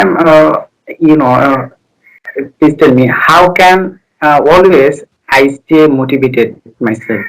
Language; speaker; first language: English; non-native, learner; Bangla